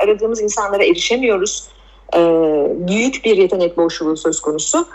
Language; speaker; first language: Turkish; native; Turkish